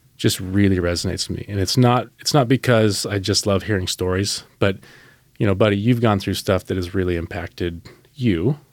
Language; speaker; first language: English; native; English